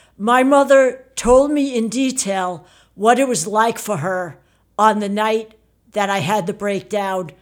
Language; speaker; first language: English; early bilingual, other home language; Italian